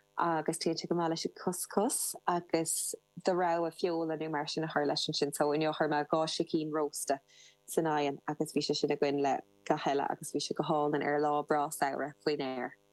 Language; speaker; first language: Irish; non-native, local second language; English